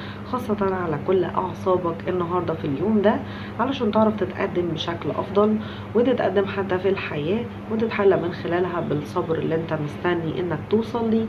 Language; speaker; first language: Arabic; native; Arabic